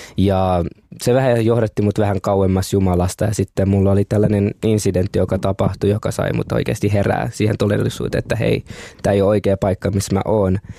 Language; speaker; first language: Finnish; early bilingual, other home language; Kinyarwanda